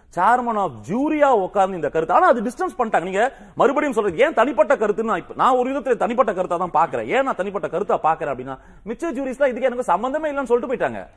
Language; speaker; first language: Tamil; native; Tamil